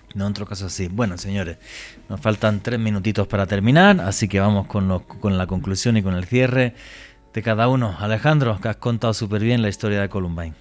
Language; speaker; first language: Spanish; native; Spanish